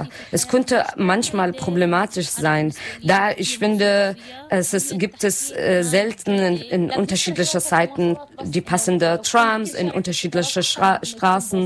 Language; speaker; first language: German; non-native, learner; Arabic